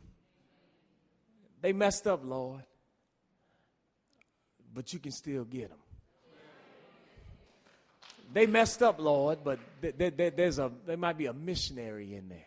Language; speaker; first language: English; native; English